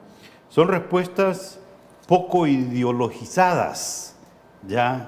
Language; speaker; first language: Spanish; native; Spanish